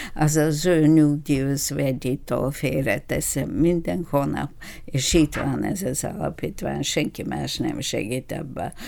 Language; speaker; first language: Hungarian; non-native, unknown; Bulgarian